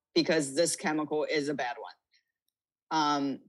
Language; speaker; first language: English; non-native, fluent; Chinese